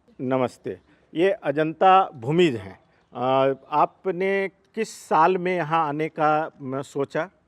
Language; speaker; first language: Hindi; native; Hindi